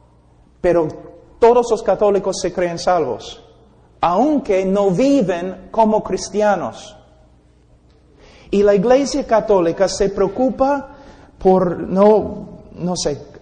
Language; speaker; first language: Spanish; non-native, fluent; English